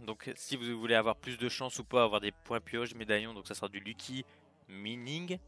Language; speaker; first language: French; native; French